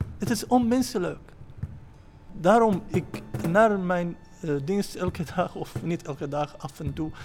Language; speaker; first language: Dutch; non-native, learner; Arabic